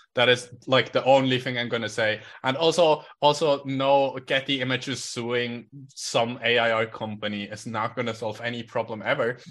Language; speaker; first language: English; non-native, fluent; Swiss German